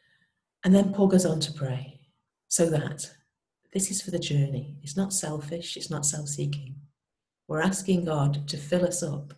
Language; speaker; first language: English; native; English